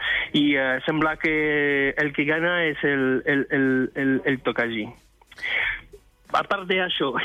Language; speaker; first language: Catalan; non-native, fluent; French